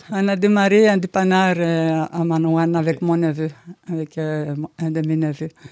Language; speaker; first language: French; non-native, local second language; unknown